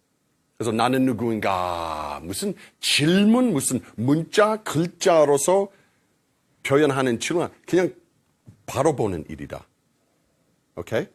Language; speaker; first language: Korean; non-native, fluent; English